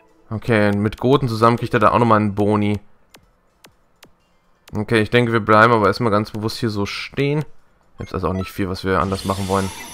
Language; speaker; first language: German; native; German